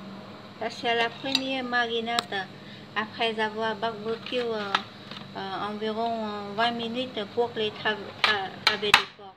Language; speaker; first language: French; non-native, fluent; Vietnamese